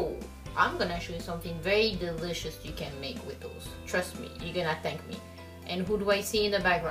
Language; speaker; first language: English; non-native, fluent; French